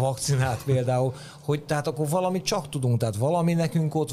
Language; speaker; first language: Hungarian; native; Hungarian